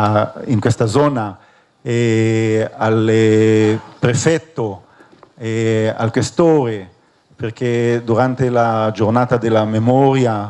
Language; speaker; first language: Italian; non-native, fluent; Hebrew